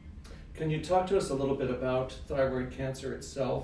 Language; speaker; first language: English; native; English